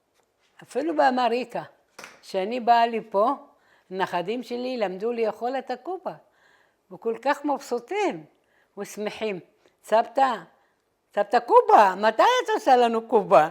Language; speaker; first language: Hebrew; non-native, fluent; Arabic